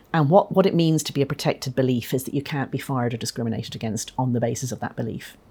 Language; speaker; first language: English; native; English